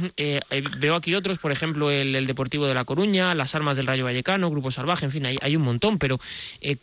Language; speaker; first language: Spanish; native; Spanish